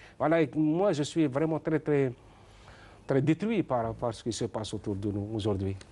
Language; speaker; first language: French; non-native, local second language; Arabic